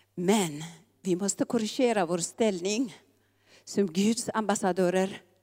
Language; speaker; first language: Swedish; non-native, fluent; Tigrinya